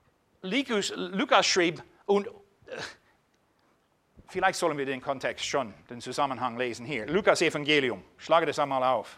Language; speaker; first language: German; non-native, fluent; English